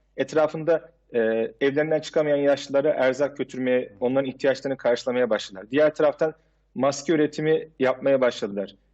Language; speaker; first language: Turkish; native; Turkish